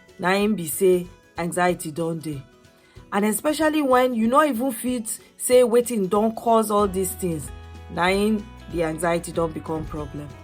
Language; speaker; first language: Nigerian Pidgin; non-native, local second language; Yoruba